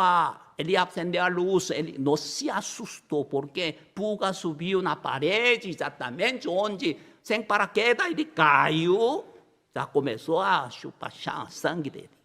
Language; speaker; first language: Portuguese; non-native, learner; Korean